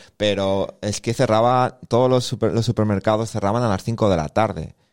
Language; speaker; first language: Spanish; native; Spanish